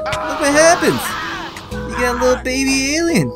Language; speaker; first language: English; native; English